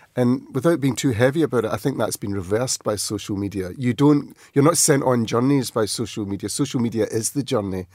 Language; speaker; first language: English; native; English